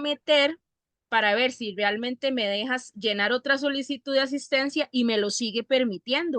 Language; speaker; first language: Spanish; native; Spanish